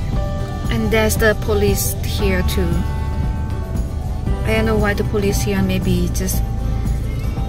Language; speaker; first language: English; non-native, fluent; Filipino